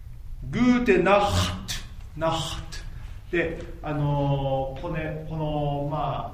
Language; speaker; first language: Japanese; native; Japanese